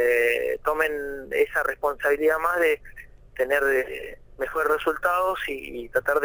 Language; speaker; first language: Spanish; native; Spanish